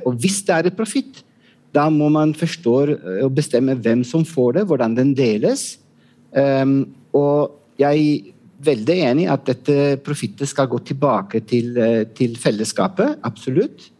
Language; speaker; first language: Norwegian; non-native, fluent; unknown